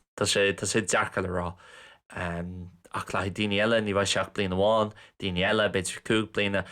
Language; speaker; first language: Irish; non-native, local second language; English